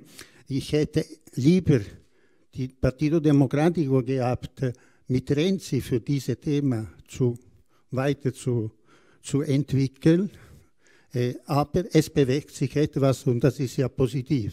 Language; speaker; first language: German; non-native, fluent; Italian